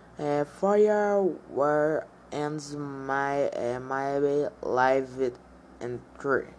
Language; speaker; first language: English; non-native, learner; Portuguese